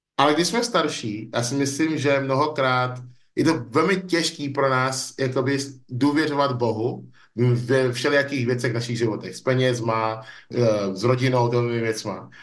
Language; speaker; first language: Czech; early bilingual, other home language; English